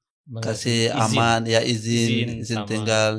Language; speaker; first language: Indonesian; non-native, learner; Arabic